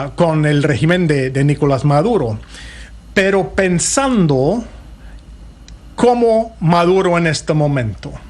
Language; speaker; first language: Spanish; non-native, fluent; English